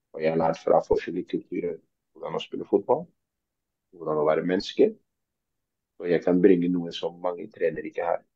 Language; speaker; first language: Norwegian; early bilingual, other home language; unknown